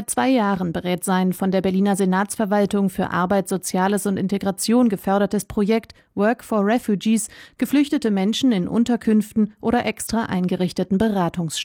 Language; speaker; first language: German; native; German